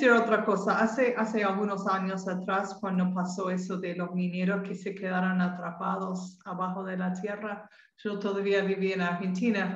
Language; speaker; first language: Spanish; non-native, fluent; English